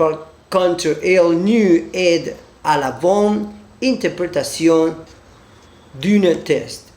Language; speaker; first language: French; non-native, learner; Spanish